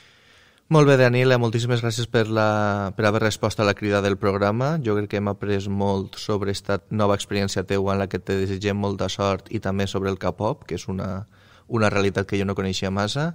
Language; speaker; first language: Catalan; native; Catalan